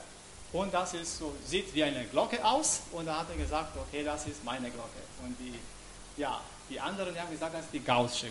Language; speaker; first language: German; non-native, fluent; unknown